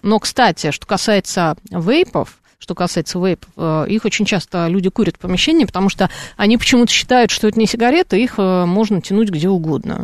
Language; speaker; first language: Russian; native; Russian